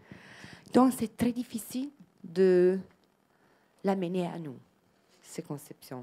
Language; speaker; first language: French; non-native, learner; Italian